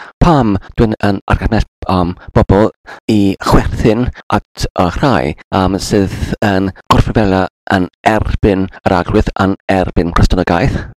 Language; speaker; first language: Welsh; non-native, learner; English